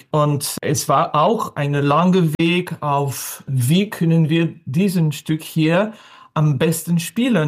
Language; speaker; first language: German; non-native, learner; French